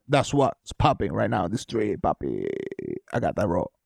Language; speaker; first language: English; early bilingual, other home language; Spanish